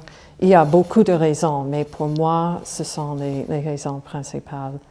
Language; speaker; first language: French; non-native, fluent; English